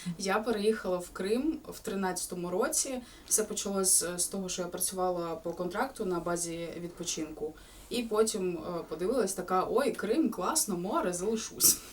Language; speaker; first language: Ukrainian; non-native, local second language; Russian